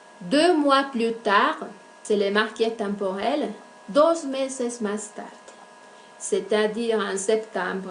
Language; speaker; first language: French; non-native, fluent; Spanish